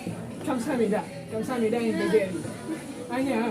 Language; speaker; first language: Korean; non-native, learner; Indonesian